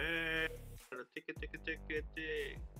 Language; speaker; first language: English; non-native, learner; Indonesian